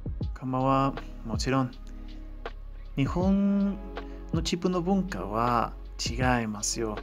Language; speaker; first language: Japanese; non-native, learner; Spanish